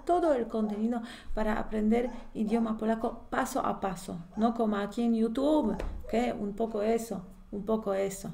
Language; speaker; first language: Spanish; non-native, fluent; Polish